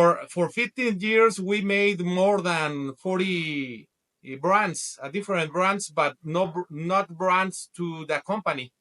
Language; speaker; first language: English; non-native, learner; Spanish